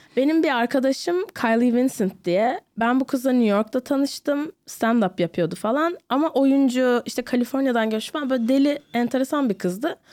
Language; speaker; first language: Turkish; native; Turkish